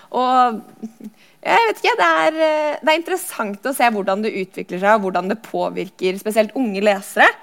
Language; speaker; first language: Norwegian; native; Norwegian